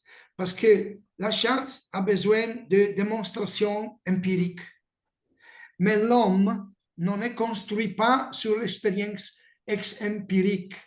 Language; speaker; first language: French; non-native, learner; Italian